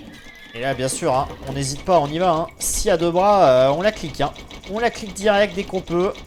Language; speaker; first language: French; native; French